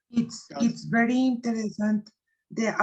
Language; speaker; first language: English; non-native, learner; Spanish